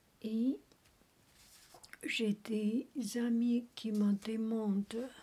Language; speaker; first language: French; non-native, learner; Chinese